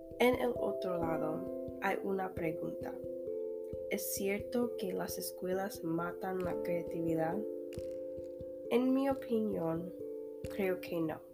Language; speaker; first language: Spanish; non-native, learner; English